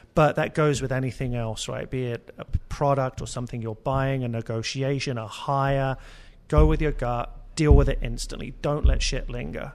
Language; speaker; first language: English; native; English